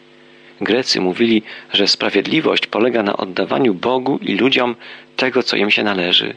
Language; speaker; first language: Polish; native; Polish